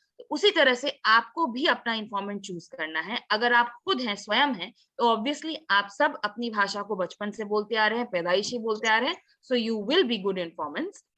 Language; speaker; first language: Hindi; non-native, local second language; Assamese